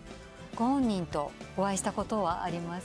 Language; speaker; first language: Japanese; native; Japanese